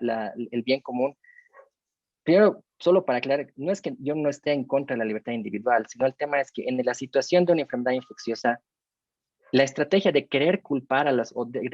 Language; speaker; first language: Spanish; native; Spanish